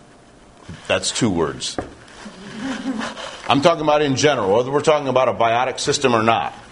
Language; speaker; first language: English; native; English